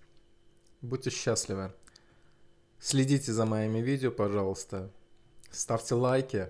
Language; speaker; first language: Russian; non-native, fluent; Azerbaijani